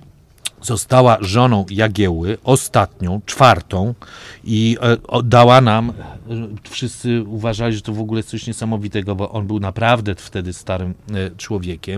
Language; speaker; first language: Polish; native; Polish